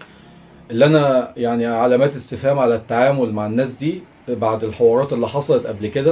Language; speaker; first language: Arabic; native; Arabic